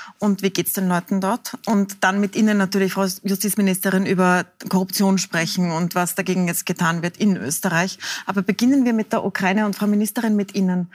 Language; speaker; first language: German; native; German